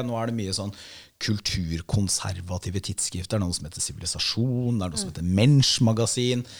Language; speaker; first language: Norwegian; native; Norwegian